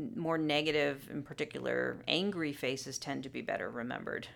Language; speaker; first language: English; native; English